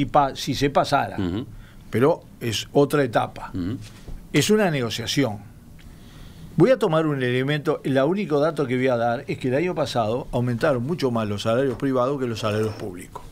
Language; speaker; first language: Spanish; native; Spanish